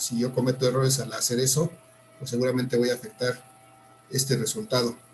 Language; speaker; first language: Spanish; native; Spanish